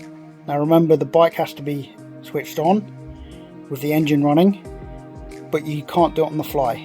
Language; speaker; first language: English; native; English